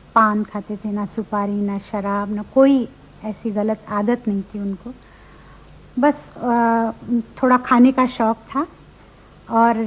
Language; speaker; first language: Hindi; non-native, local second language; Marathi